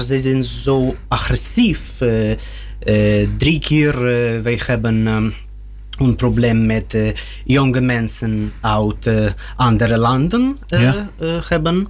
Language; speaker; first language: Dutch; non-native, learner; Russian